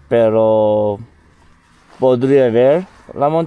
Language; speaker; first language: Spanish; non-native, learner; English